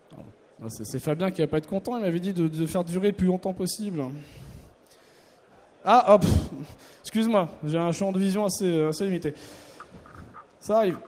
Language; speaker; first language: French; native; French